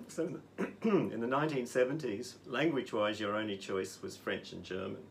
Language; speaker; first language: English; native; English